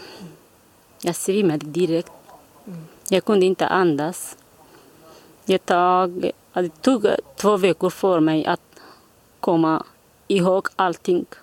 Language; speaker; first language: Swedish; non-native, learner; Kurdish